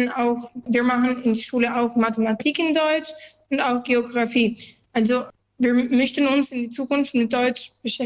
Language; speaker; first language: German; non-native, learner; Albanian